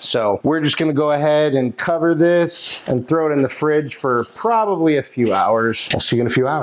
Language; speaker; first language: English; native; English